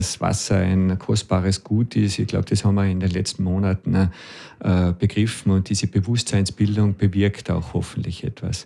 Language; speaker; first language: German; native; German